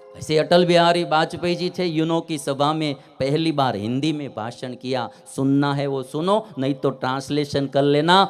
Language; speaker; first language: Hindi; non-native, local second language; Gujarati